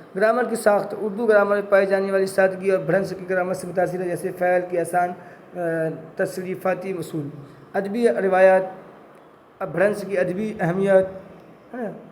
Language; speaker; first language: Urdu; native; Urdu